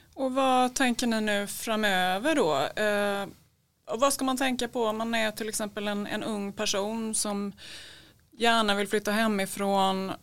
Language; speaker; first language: Swedish; native; Swedish